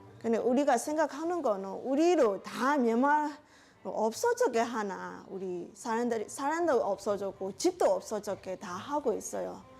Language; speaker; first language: Korean; non-native, learner; Burmese